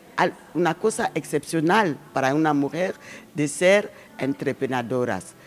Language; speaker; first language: Spanish; non-native, learner; French